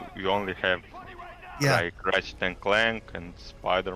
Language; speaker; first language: English; non-native, fluent; Romanian